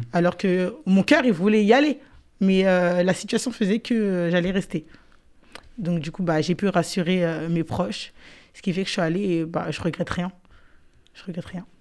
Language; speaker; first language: French; native; French